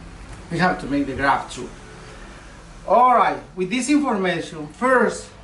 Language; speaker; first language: English; non-native, learner; Spanish